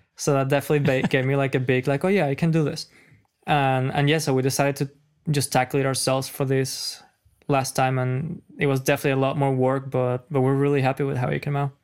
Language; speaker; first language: English; non-native, fluent; Spanish